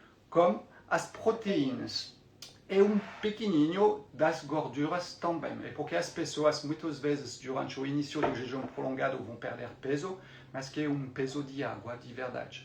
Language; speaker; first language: Portuguese; non-native, fluent; French